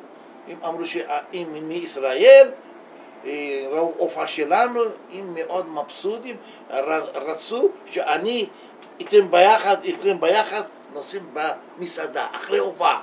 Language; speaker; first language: Hebrew; non-native, learner; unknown